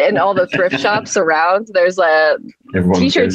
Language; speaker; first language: English; native; English